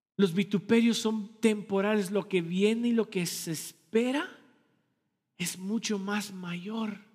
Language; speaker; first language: Spanish; early bilingual, heritage; Spanish